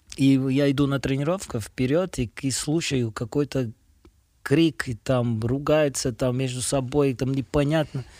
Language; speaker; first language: Russian; non-native, fluent; Portuguese